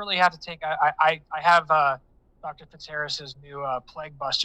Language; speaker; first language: English; native; English